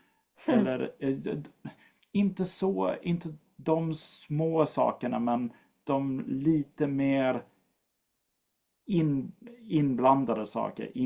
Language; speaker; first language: Swedish; non-native, fluent; English